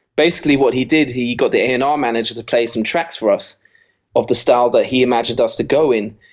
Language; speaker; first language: English; native; English